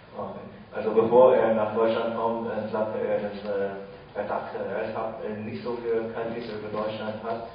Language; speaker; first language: German; non-native, fluent; Chinese